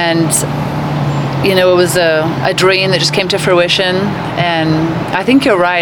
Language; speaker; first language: English; native; English